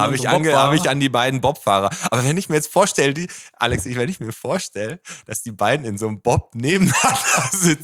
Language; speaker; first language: German; native; German